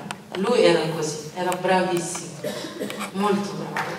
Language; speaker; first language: Italian; non-native, learner; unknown